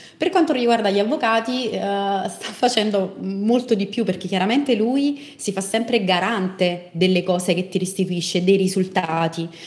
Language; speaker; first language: Italian; native; Italian